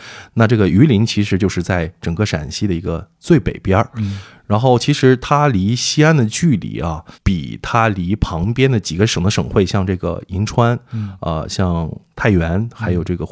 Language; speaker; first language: Chinese; native; Chinese